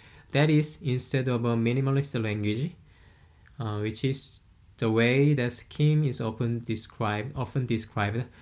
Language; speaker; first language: English; non-native, fluent; Korean